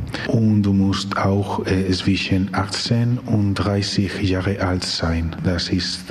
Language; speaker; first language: German; non-native, learner; Spanish